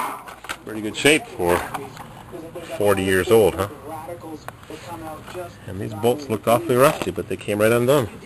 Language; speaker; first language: English; native; English